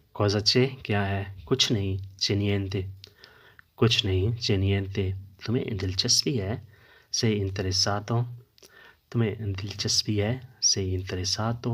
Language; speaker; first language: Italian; non-native, learner; Urdu